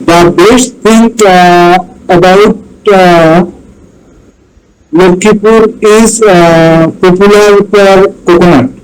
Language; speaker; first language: English; non-native, learner; Bangla